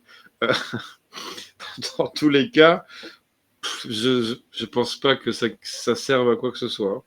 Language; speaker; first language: French; native; French